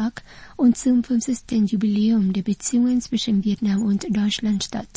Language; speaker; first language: German; non-native, fluent; Vietnamese